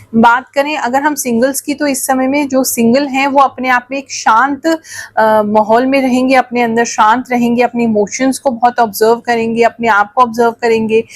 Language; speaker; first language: Hindi; native; Hindi